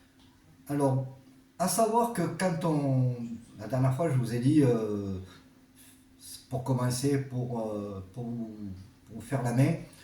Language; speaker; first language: French; native; French